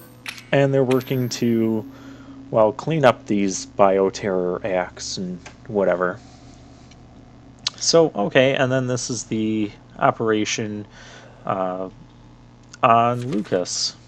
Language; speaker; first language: English; native; English